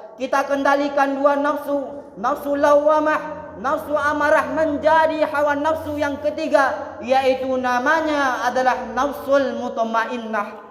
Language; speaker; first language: Malay; non-native, local second language; Minangkabau